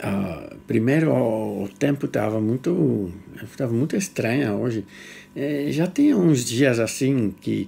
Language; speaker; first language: Portuguese; non-native, fluent; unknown